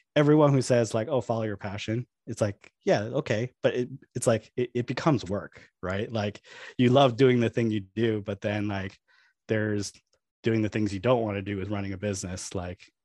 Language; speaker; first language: English; native; English